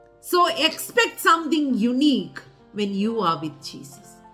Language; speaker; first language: English; non-native, local second language; Malayalam